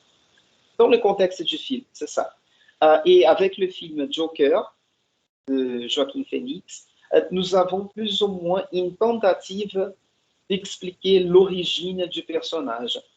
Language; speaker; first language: French; non-native, fluent; Portuguese